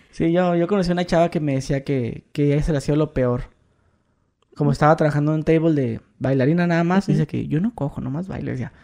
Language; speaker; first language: Spanish; native; Spanish